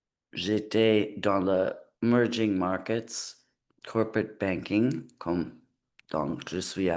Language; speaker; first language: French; non-native, learner; English